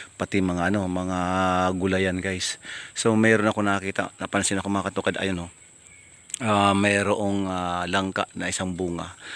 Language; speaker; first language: Filipino; native; Filipino